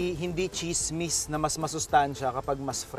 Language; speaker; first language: Filipino; native; Filipino